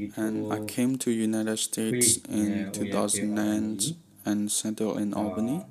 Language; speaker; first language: English; non-native, fluent; Burmese